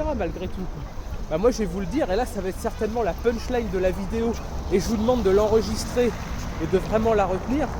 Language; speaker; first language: French; native; French